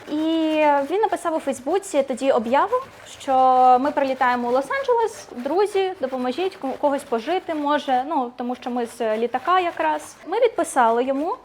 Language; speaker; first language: Ukrainian; native; Ukrainian